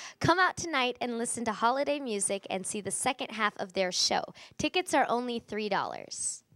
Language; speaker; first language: English; native; English